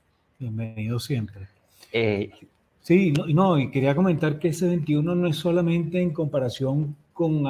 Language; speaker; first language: Spanish; native; Spanish